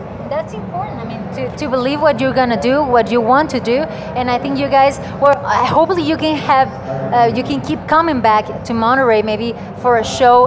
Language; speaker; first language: English; non-native, fluent; Spanish